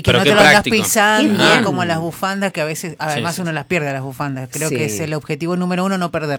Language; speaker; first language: Spanish; native; Spanish